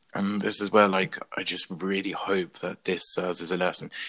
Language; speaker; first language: English; native; English